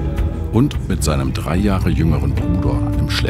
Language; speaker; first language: German; native; German